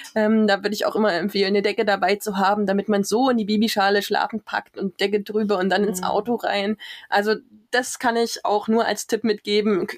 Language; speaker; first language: German; native; German